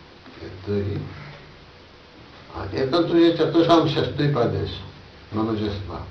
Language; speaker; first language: Russian; non-native, learner; Bangla